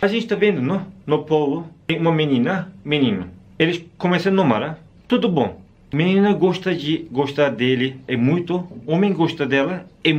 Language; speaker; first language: Portuguese; non-native, learner; Turkish